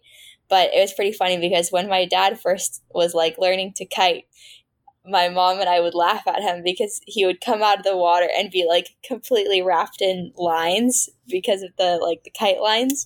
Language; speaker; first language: English; native; English